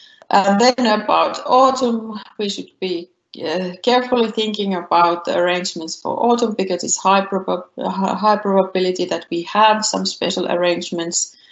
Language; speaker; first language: English; non-native, fluent; Finnish